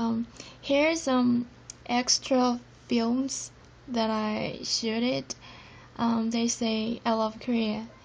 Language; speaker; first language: English; non-native, fluent; Korean